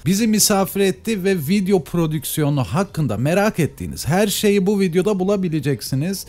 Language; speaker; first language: Turkish; native; Turkish